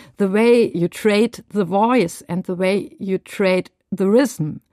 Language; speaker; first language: English; non-native, fluent; German